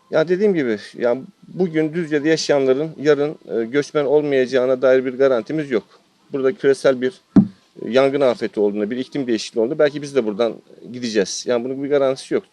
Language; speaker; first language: Turkish; native; Turkish